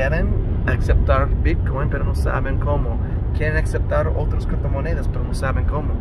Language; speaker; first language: Spanish; early bilingual, heritage; English